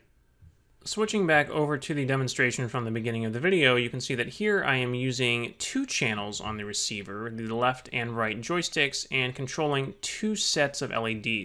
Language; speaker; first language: English; native; English